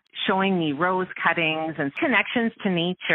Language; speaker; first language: English; native; English